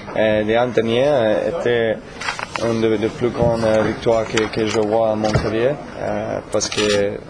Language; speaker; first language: French; non-native, learner; Serbian